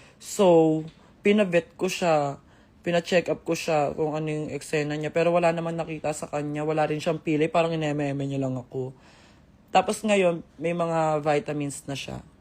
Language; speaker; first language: Filipino; native; Filipino